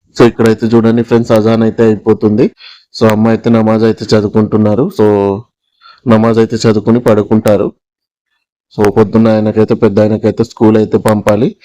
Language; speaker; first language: Telugu; non-native, local second language; Urdu